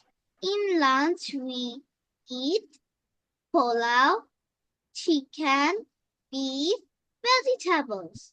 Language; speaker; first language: English; non-native, learner; Bangla